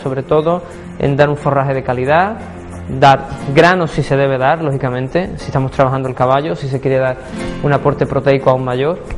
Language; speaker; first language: Spanish; native; Spanish